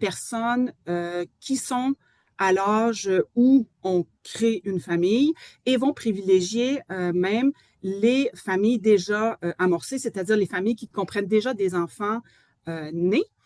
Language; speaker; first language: French; native; French